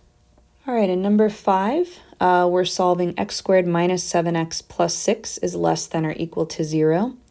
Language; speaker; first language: English; native; English